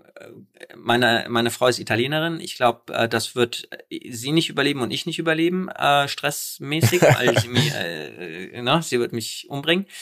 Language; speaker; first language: German; early bilingual, other home language; Polish